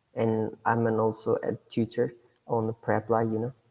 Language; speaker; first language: English; non-native, fluent; Turkish